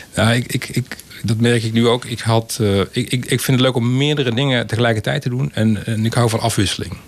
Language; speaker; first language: Dutch; native; Dutch